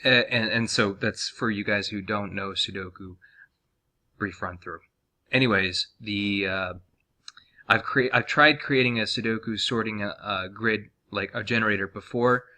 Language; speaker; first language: English; native; English